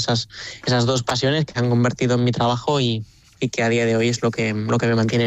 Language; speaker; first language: Spanish; native; Spanish